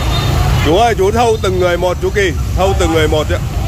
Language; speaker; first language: Vietnamese; native; Vietnamese